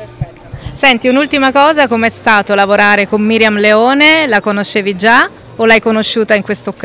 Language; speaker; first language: Italian; native; Italian